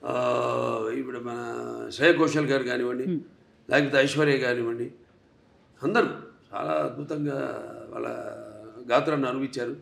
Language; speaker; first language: Telugu; native; Telugu